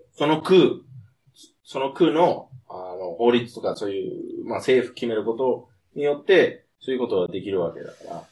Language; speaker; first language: Japanese; non-native, fluent; English